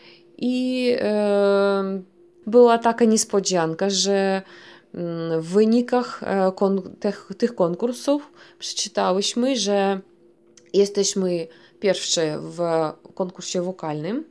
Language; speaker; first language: Polish; early bilingual, heritage; Polish